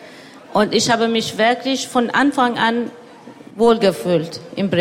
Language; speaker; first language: German; non-native, learner; Persian